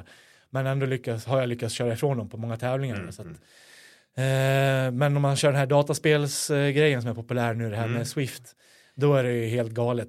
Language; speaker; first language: Swedish; native; Swedish